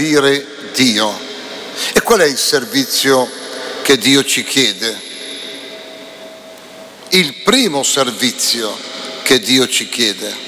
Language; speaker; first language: Italian; native; Italian